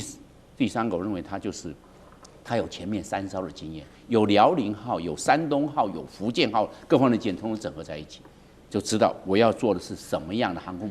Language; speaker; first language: Chinese; native; Chinese